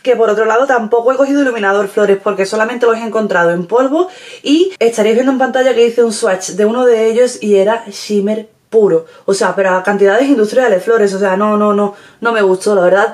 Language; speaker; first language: Spanish; native; Spanish